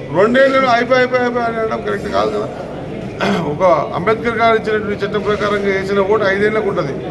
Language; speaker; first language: Telugu; native; Telugu